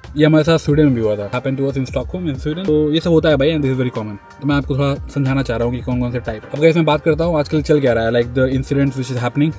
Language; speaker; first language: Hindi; native; Hindi